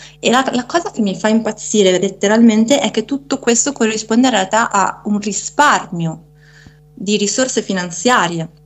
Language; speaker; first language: Italian; native; Italian